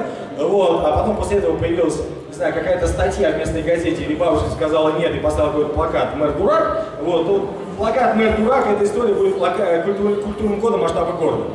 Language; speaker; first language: Russian; native; Russian